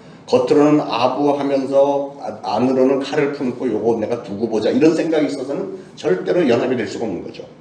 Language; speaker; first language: Korean; native; Korean